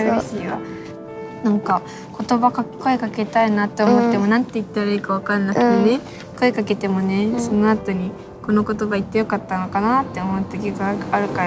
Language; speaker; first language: Japanese; native; Japanese